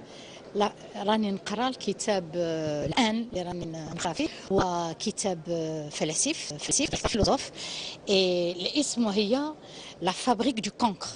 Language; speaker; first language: Arabic; native; Arabic